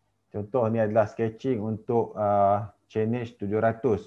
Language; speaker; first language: Malay; native; Malay